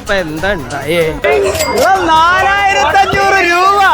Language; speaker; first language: Malayalam; native; Malayalam